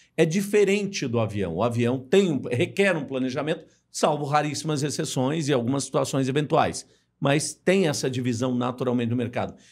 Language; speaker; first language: Portuguese; native; Portuguese